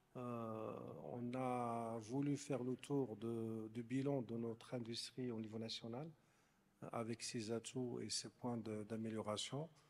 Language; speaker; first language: French; non-native, local second language; Arabic